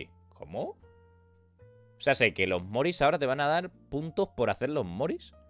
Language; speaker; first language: Spanish; native; Spanish